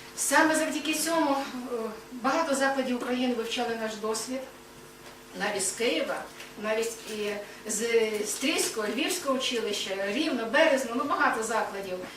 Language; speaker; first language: Ukrainian; native; Ukrainian